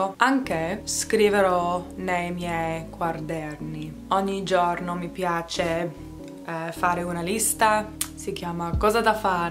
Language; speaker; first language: Italian; non-native, learner; English